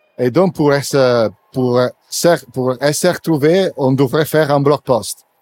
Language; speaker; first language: French; non-native, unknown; Italian